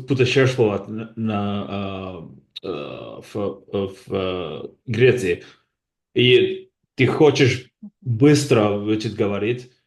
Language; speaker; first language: Russian; non-native, learner; Basque